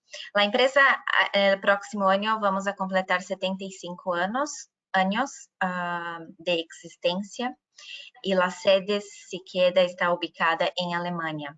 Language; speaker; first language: Spanish; non-native, fluent; Portuguese